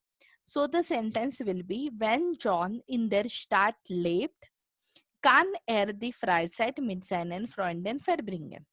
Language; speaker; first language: German; non-native, fluent; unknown